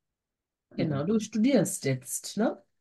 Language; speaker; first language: German; non-native, fluent; Sinhala